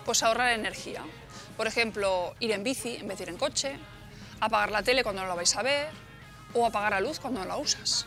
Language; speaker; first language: Spanish; native; Spanish